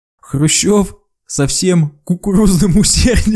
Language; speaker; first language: Russian; native; Russian